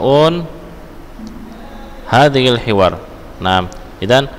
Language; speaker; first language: Arabic; non-native, fluent; Indonesian